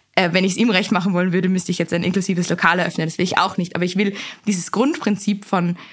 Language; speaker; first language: German; native; German